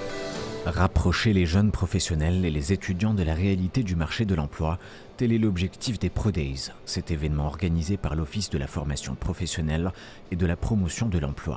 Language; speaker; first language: French; non-native, local second language; Arabic